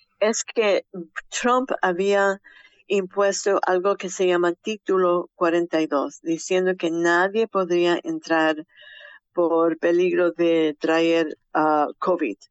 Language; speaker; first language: Spanish; early bilingual, heritage; Spanish